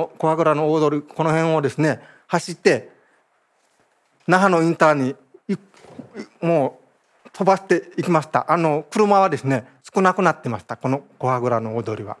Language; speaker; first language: Japanese; native; Japanese